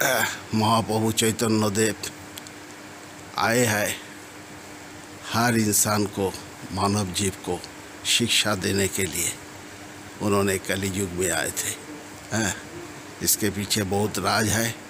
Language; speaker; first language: Hindi; non-native, local second language; Bangla